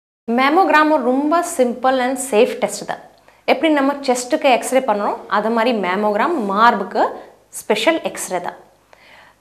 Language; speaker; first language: Tamil; non-native, fluent; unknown